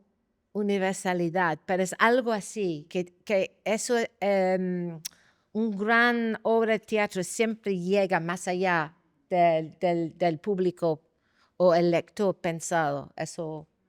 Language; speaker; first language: Spanish; non-native, fluent; English